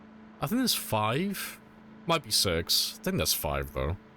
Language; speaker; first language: English; native; English